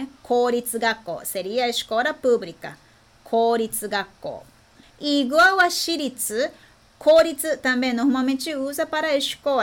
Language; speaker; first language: Portuguese; non-native, fluent; Japanese